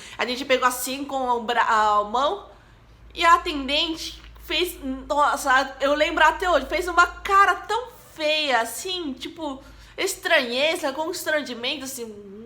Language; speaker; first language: Portuguese; non-native, fluent; Korean